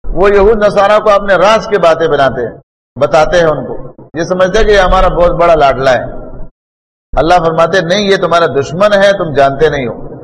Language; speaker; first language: Urdu; non-native, local second language; Pashto